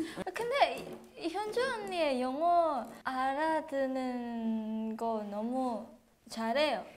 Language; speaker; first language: Korean; non-native, learner; Filipino